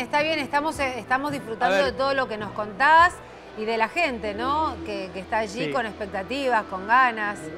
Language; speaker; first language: Spanish; native; Spanish